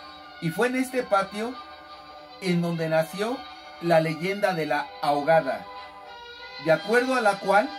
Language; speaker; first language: Spanish; native; Spanish